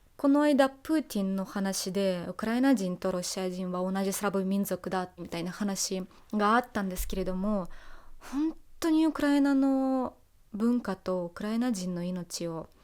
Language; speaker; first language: Japanese; non-native, fluent; Russian